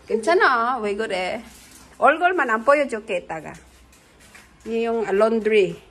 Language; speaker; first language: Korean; non-native, learner; Filipino